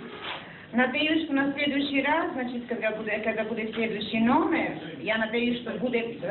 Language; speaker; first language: Russian; non-native, fluent; Serbian